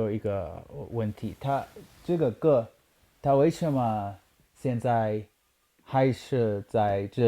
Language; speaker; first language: Chinese; non-native, learner; English